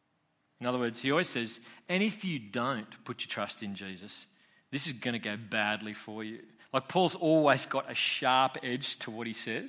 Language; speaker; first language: English; native; English